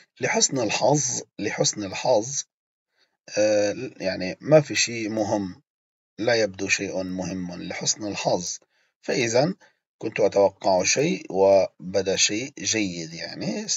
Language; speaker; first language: Arabic; non-native, fluent; Turkish